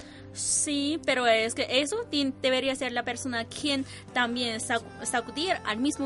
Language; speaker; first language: Spanish; non-native, fluent; Chinese